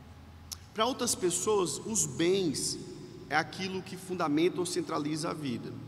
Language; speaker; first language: Portuguese; native; Portuguese